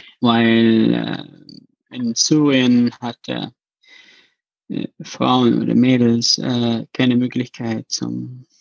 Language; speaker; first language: German; non-native, learner; Arabic